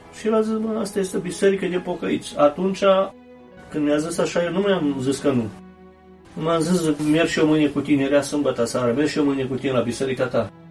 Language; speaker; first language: Romanian; native; Romanian